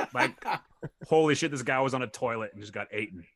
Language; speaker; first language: English; native; English